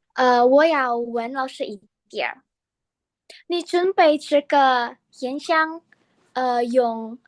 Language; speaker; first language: Chinese; non-native, learner; Indonesian